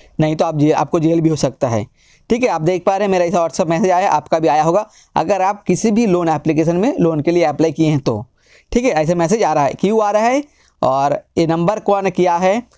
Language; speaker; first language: Hindi; non-native, local second language; Bangla